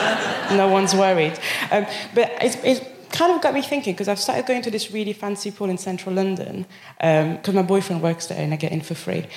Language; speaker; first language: English; non-native, fluent; French